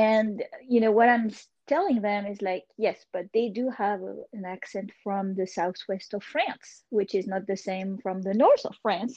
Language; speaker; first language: English; non-native, fluent; French